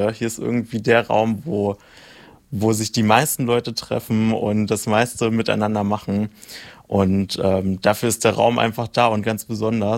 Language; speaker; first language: German; native; German